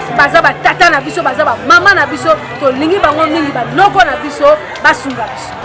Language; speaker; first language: Lingala; non-native, local second language; Kongo